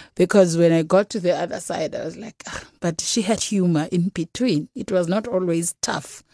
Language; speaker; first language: English; non-native, local second language; Xhosa